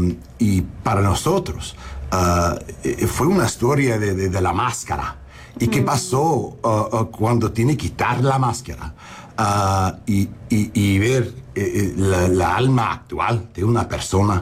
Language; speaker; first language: Spanish; non-native, learner; English